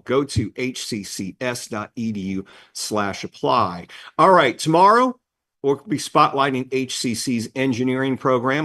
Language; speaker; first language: English; native; English